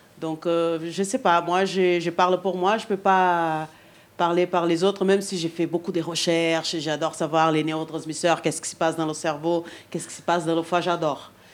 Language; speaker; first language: French; non-native, fluent; Portuguese